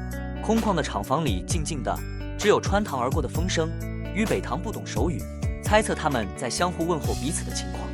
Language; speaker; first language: Chinese; native; Chinese